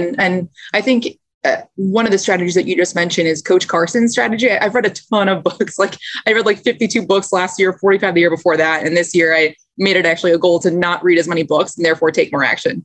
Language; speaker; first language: English; native; English